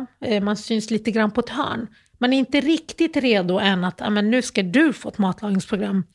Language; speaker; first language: Swedish; early bilingual, other home language; Arabic